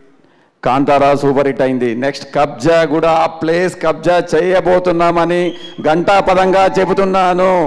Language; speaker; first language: Telugu; native; Telugu